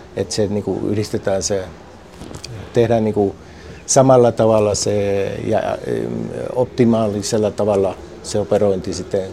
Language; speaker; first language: Finnish; native; Finnish